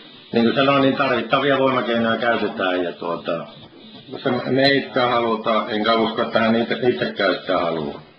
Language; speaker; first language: Finnish; native; Finnish